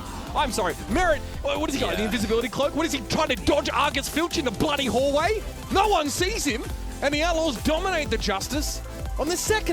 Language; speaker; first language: English; native; English